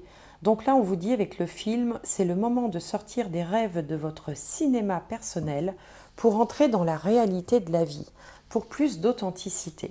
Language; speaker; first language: French; native; French